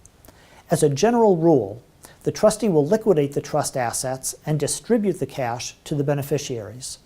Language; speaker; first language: English; native; English